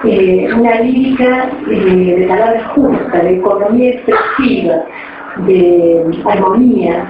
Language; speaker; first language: Spanish; native; Spanish